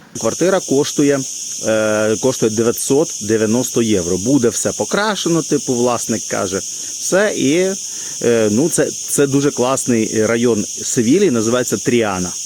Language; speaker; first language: Ukrainian; native; Ukrainian